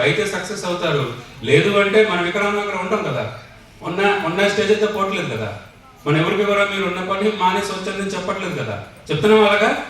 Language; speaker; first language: Telugu; non-native, fluent; Hindi